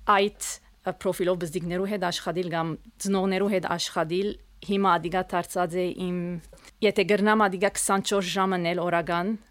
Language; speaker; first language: Armenian; early bilingual, heritage; Armenian